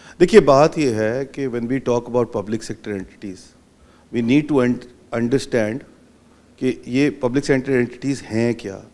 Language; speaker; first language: Urdu; non-native, local second language; Punjabi